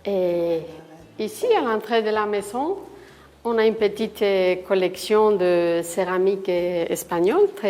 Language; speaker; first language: French; non-native, fluent; Spanish